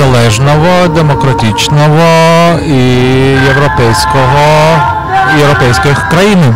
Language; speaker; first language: Ukrainian; non-native, fluent; Lithuanian